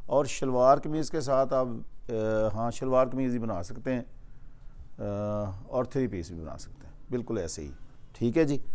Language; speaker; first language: Urdu; non-native, local second language; Punjabi